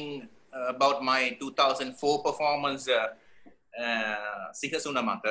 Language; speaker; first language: English; non-native, local second language; Sinhala